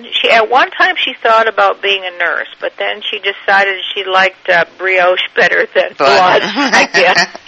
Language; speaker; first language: English; native; English